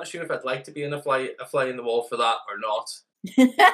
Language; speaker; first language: English; native; English